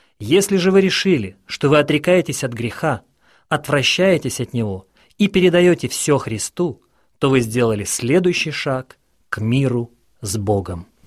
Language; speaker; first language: Russian; non-native, local second language; Ukrainian